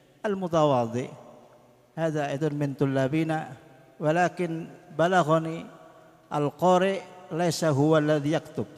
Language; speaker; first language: Arabic; non-native, fluent; Indonesian